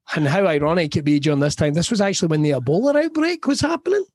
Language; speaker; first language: English; native; English